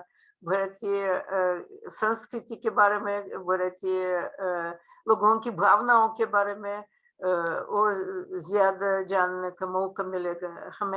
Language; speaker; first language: Hindi; non-native, fluent; Russian